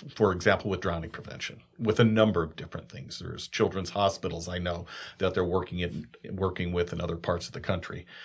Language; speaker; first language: English; native; English